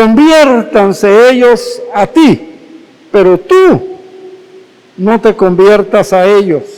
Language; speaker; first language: Spanish; native; Spanish